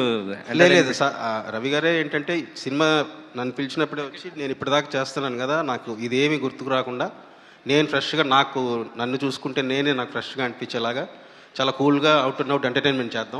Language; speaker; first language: Telugu; native; Telugu